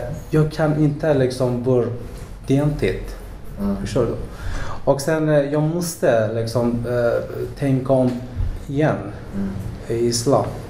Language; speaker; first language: Swedish; non-native, learner; Persian